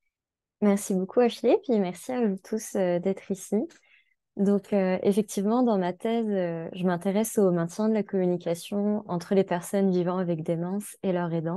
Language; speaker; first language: French; native; French